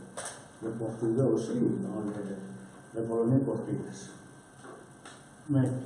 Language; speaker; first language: French; non-native, learner; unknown